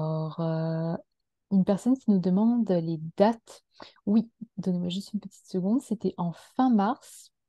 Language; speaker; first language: French; native; French